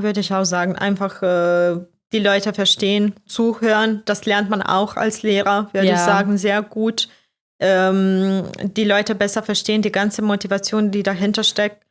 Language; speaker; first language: German; non-native, fluent; Croatian